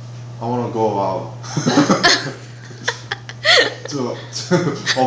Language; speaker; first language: English; non-native, learner; Korean